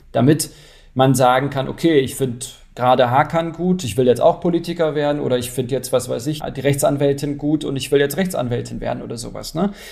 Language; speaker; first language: German; early bilingual, other home language; Turkish